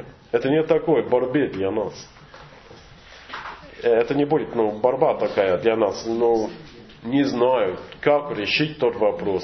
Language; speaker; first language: Russian; non-native, fluent; English